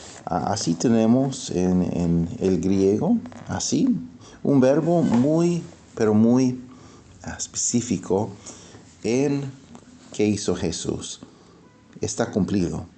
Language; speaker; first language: Spanish; non-native, fluent; English